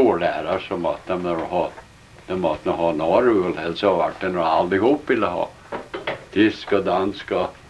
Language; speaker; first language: Norwegian; early bilingual, heritage; Norwegian